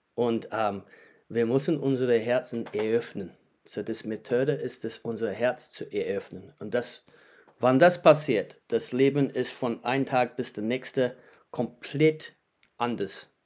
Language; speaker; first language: German; non-native, learner; English